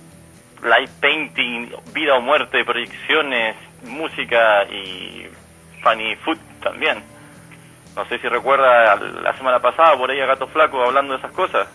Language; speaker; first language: Spanish; native; Spanish